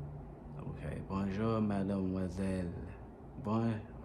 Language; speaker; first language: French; non-native, learner; English